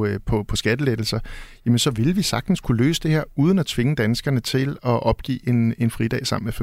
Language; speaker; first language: Danish; native; Danish